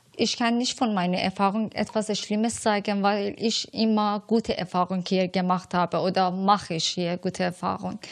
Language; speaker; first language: German; non-native, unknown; Persian